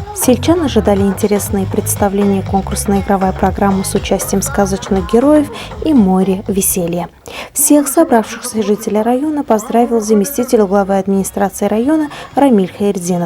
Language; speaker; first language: Russian; native; Russian